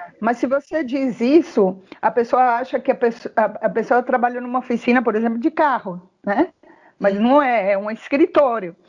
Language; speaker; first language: Portuguese; non-native, fluent; Spanish